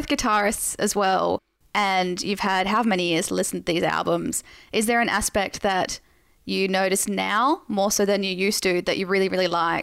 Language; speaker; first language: English; native; English